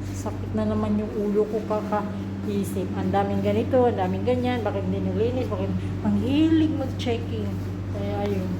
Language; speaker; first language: Filipino; non-native, local second language; Cebuano